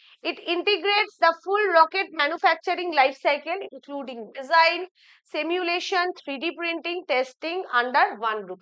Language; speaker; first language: English; non-native, local second language; Bangla